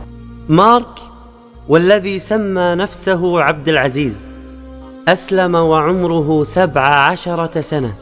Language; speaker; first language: Arabic; native; Arabic